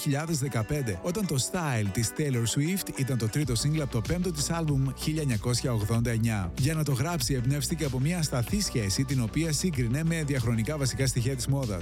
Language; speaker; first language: Greek; native; Greek